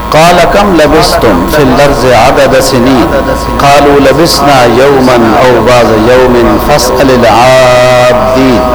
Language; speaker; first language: Urdu; native; Urdu